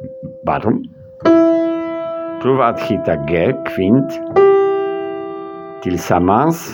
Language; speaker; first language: Swedish; non-native, learner; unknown